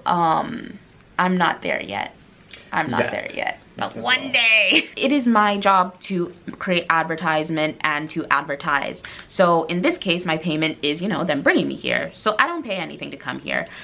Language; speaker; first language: English; native; English